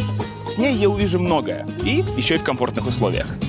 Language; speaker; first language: Russian; native; Russian